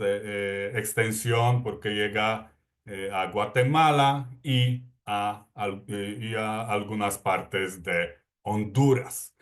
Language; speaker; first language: Spanish; non-native, fluent; Polish